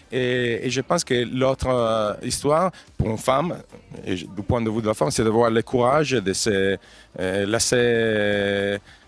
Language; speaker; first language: French; non-native, fluent; Italian